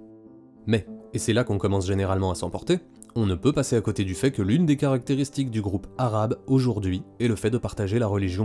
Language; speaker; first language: French; native; French